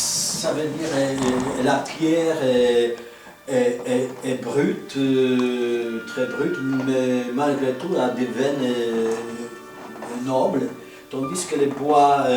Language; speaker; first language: French; non-native, fluent; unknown